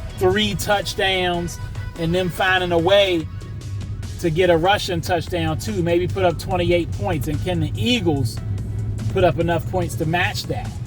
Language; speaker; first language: English; native; English